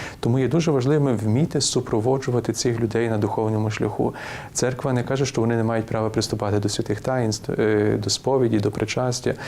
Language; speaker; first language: Ukrainian; native; Ukrainian